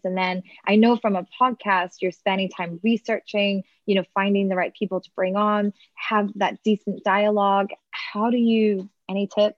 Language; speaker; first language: English; native; English